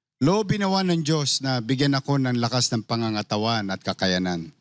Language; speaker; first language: Filipino; native; Filipino